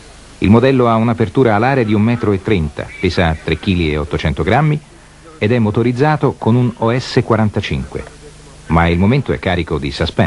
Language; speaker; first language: Italian; native; Italian